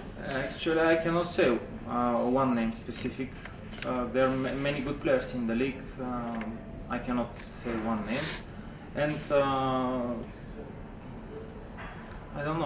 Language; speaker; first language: English; non-native, fluent; Bulgarian